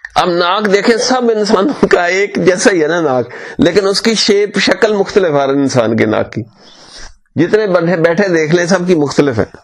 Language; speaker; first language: Urdu; native; Urdu